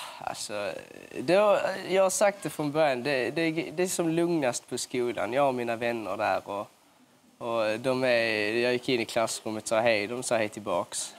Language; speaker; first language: Swedish; native; Swedish